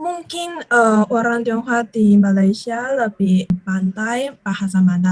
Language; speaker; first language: Indonesian; non-native, learner; Chinese